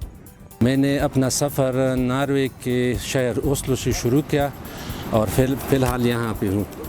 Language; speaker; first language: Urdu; non-native, local second language; Pashto